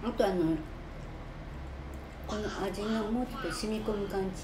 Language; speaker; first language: Japanese; native; Japanese